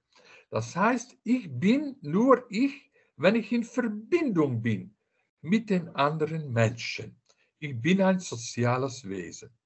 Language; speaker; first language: German; non-native, fluent; Dutch